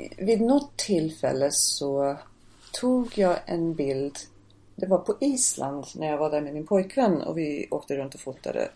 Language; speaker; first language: Swedish; non-native, fluent; English